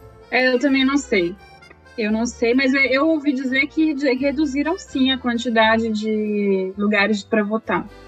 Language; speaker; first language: Portuguese; native; Portuguese